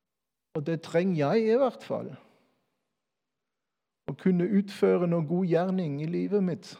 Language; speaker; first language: Norwegian; non-native, fluent; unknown